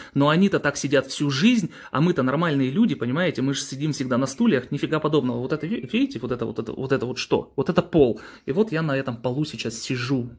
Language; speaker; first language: Russian; early bilingual, heritage; Russian